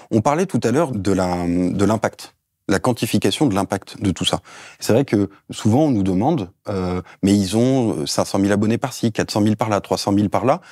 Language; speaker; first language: French; native; French